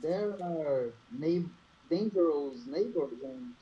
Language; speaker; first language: English; non-native, learner; Portuguese